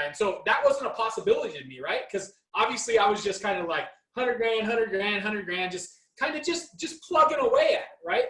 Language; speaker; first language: English; native; English